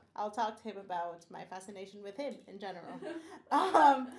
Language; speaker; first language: English; non-native, fluent; Portuguese